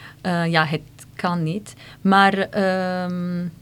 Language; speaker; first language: Dutch; non-native, fluent; Turkish